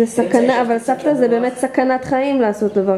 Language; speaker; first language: Hebrew; native; Hebrew